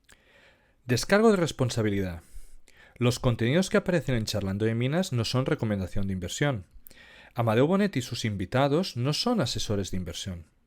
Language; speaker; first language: Spanish; native; Spanish